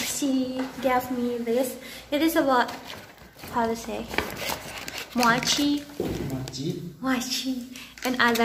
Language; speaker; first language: English; non-native, learner; Indonesian